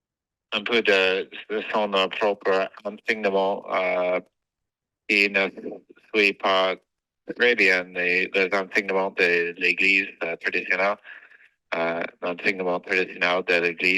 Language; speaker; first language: French; non-native, fluent; English